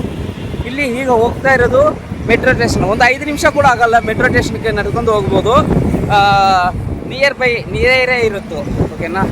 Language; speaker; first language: Kannada; non-native, local second language; Tamil